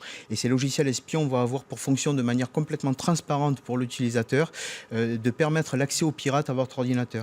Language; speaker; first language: French; native; French